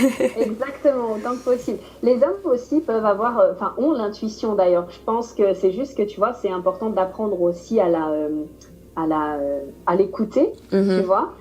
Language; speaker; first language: French; native; French